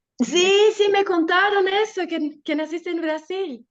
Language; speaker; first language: Spanish; non-native, fluent; Portuguese